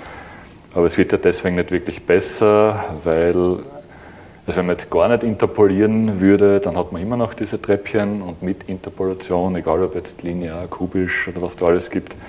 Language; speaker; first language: German; native; German